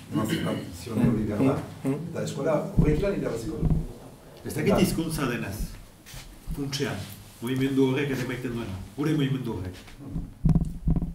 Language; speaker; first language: Basque; native; Basque